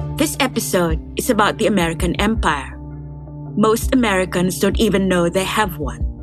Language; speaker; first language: English; non-native, local second language; Filipino